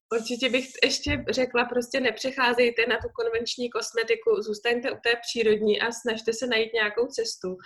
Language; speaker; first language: Czech; native; Czech